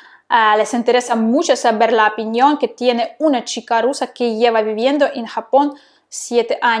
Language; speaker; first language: Spanish; non-native, fluent; Russian